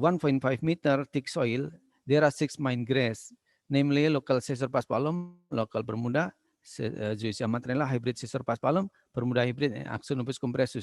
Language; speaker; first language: English; non-native, learner; Indonesian